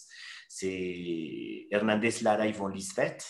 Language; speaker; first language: French; non-native, fluent; Spanish